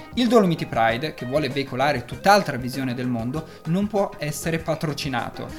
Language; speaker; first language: Italian; native; Italian